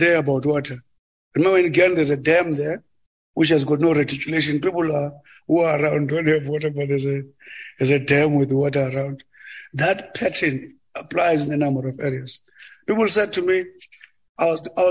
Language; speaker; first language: English; non-native, local second language; Xhosa